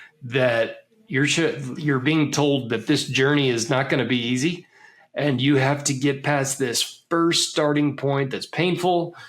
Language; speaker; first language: English; native; English